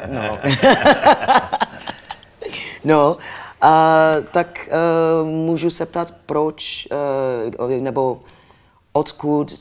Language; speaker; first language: Czech; non-native, learner; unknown